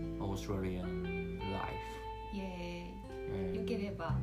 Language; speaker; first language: English; non-native, learner; Japanese